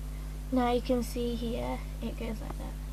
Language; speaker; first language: English; native; English